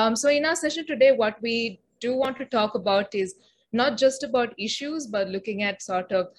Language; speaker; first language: English; non-native, local second language; Sinhala